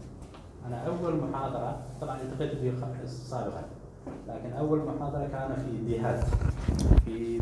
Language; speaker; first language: Arabic; non-native, local second language; Somali